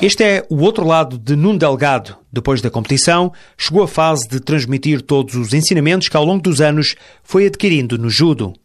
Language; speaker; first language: Portuguese; native; Portuguese